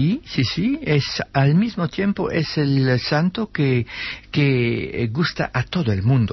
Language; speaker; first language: Spanish; non-native, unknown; Dutch